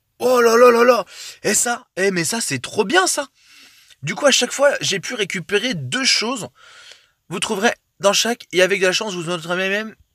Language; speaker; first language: French; native; French